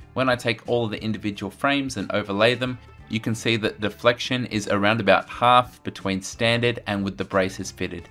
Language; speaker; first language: English; native; English